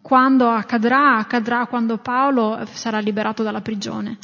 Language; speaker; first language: Italian; native; Italian